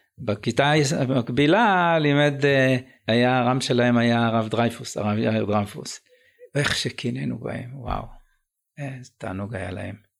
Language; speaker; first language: Hebrew; native; Hebrew